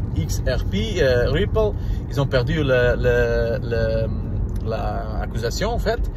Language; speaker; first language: French; non-native, learner; Portuguese